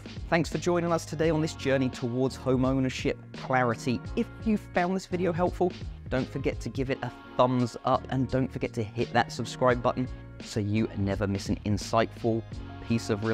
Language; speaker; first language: English; native; English